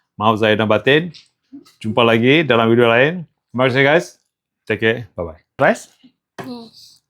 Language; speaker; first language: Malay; non-native, local second language; Tamil